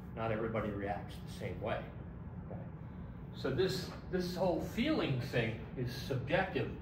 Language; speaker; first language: English; native; English